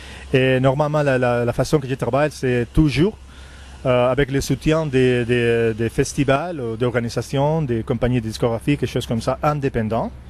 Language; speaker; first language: French; non-native, fluent; Spanish